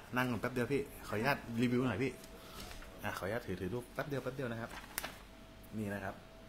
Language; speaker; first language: Thai; native; Thai